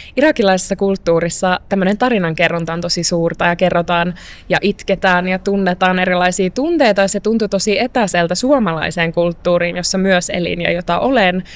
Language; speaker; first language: Finnish; early bilingual, other home language; Arabic